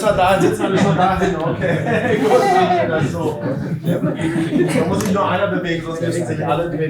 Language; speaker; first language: German; native; German